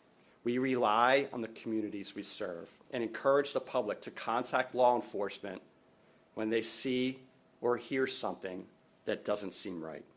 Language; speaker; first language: English; native; English